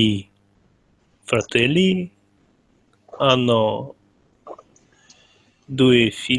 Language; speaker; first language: Italian; non-native, learner; Russian